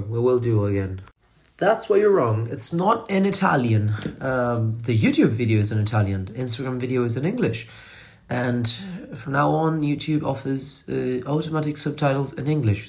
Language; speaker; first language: English; non-native, fluent; Italian